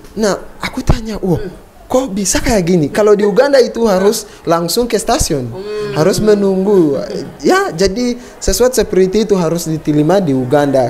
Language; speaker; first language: Indonesian; non-native, fluent; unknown